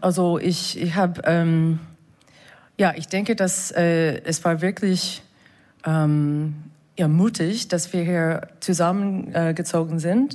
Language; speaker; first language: German; non-native, fluent; English